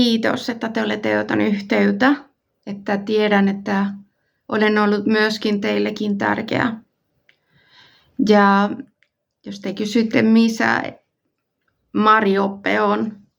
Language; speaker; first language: Finnish; non-native, fluent; Spanish